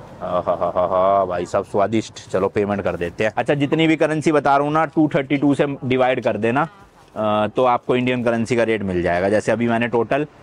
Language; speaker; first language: Hindi; native; Hindi